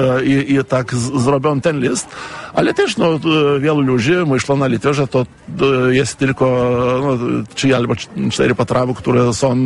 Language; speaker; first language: Polish; non-native, fluent; Lithuanian